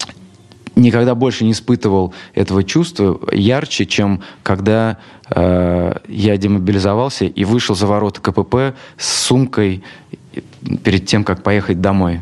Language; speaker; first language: Russian; native; Russian